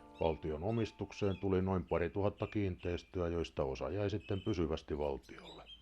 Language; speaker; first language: Finnish; native; Finnish